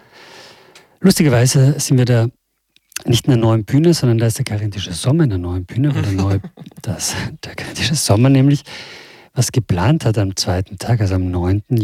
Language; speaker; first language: German; native; German